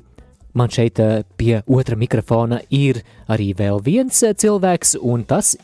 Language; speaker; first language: Latvian; native; Latvian